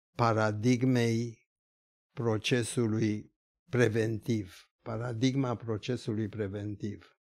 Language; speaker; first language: Romanian; early bilingual, other home language; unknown